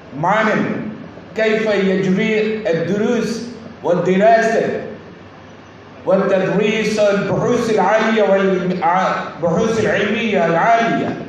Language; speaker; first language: Arabic; non-native, learner; Bangla